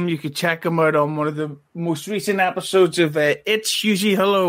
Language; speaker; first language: English; native; English